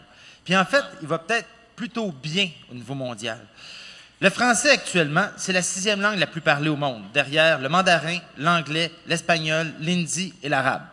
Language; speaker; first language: French; native; French